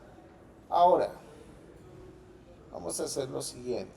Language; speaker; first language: Spanish; native; Spanish